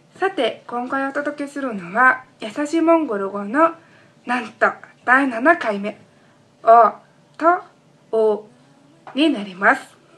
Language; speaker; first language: Japanese; non-native, fluent; Mongolian